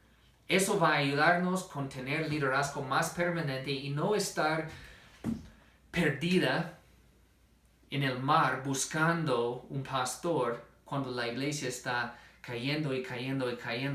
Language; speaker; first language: Spanish; non-native, fluent; English